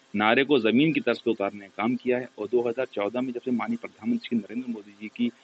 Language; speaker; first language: Hindi; native; Hindi